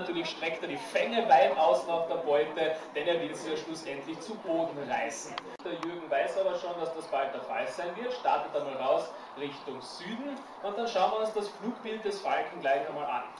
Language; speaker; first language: German; native; German